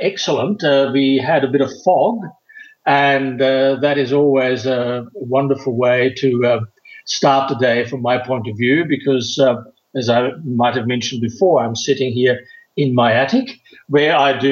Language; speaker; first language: English; non-native, fluent; German